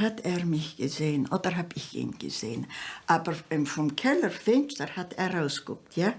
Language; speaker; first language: German; early bilingual, heritage; German